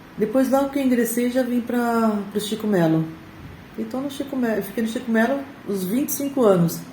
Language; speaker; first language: Portuguese; native; Portuguese